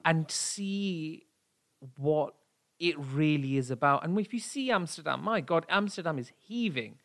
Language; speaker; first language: English; native; English